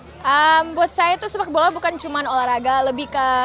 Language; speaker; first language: Indonesian; early bilingual, other home language; English